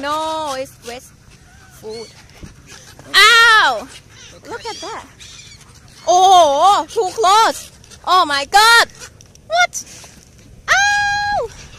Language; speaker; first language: English; non-native, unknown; Thai